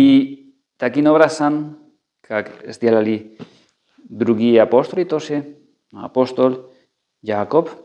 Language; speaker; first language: Russian; non-native, fluent; Spanish